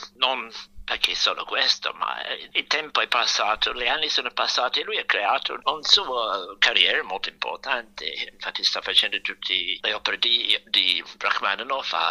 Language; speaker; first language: Italian; non-native, fluent; English